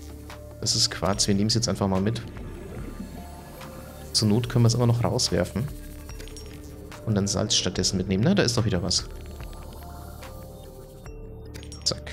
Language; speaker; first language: German; native; German